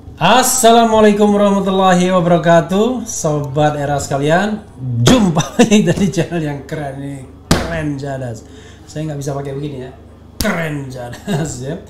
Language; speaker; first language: Indonesian; native; Indonesian